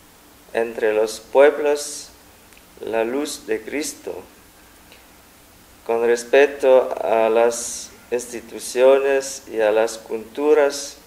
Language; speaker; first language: Spanish; non-native, fluent; Vietnamese